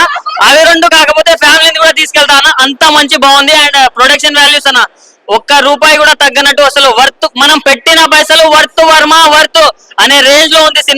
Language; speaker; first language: Telugu; native; Telugu